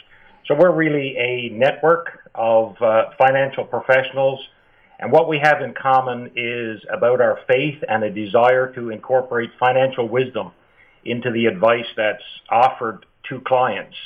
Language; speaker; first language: English; native; English